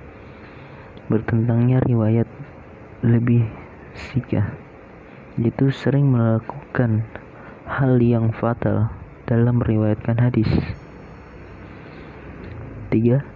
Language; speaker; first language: Indonesian; native; Indonesian